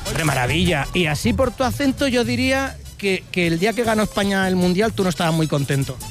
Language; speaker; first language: Spanish; native; Spanish